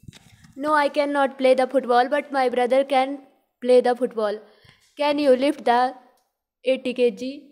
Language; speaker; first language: English; non-native, learner; Hindi